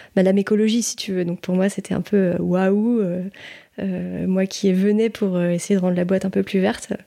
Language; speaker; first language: French; native; French